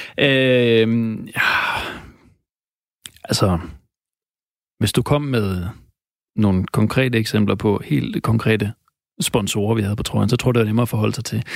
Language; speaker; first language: Danish; native; Danish